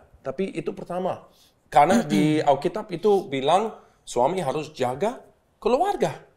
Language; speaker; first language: Indonesian; non-native, learner; English